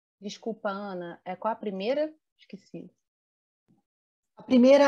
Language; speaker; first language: Portuguese; non-native, learner; English